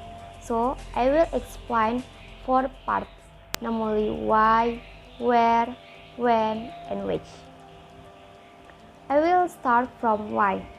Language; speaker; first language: English; non-native, learner; Indonesian